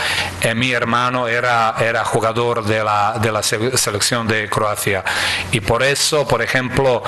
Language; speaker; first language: Spanish; non-native, fluent; Croatian